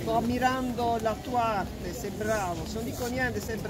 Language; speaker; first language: Italian; native; Italian